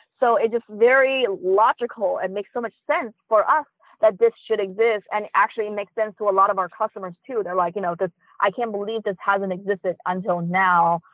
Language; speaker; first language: English; early bilingual, other home language; Chinese